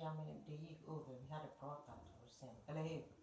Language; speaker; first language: Swedish; non-native, fluent; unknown